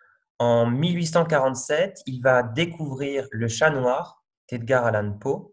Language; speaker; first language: French; native; French